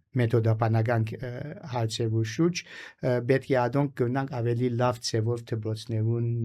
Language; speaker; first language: Armenian; early bilingual, heritage; Armenian